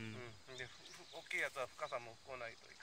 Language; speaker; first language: Japanese; native; Japanese